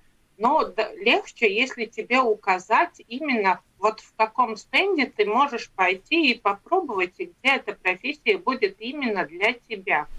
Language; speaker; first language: Russian; non-native, local second language; Latvian